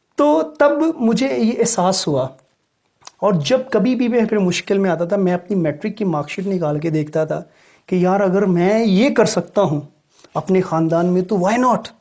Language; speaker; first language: Urdu; non-native, local second language; Punjabi